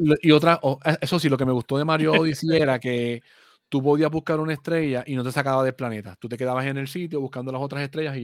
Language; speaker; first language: Spanish; native; Spanish